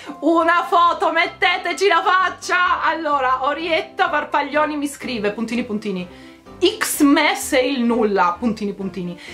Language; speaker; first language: Italian; native; Italian